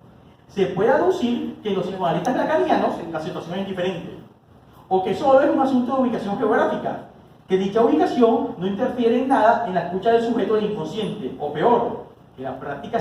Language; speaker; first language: Spanish; native; Spanish